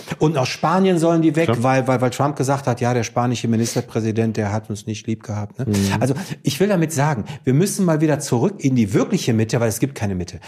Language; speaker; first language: German; early bilingual, other home language; Greek